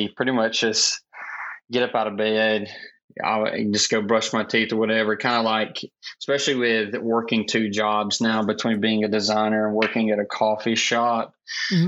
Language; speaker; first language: English; native; English